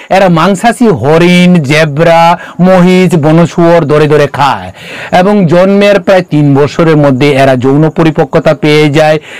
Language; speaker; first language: Bangla; non-native, local second language; Kok Borok